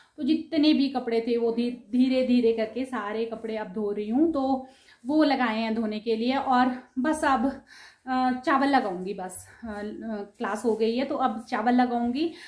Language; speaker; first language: Hindi; non-native, local second language; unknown